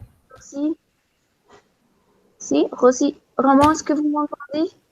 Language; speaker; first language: French; non-native, fluent; Spanish